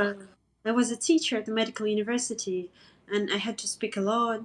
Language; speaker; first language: English; non-native, fluent; Russian